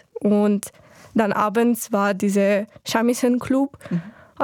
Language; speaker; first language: German; non-native, fluent; Ukrainian